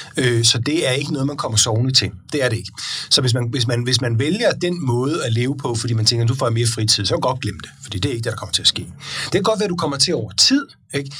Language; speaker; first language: Danish; native; Danish